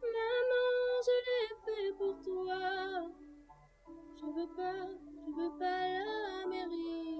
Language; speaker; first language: French; native; French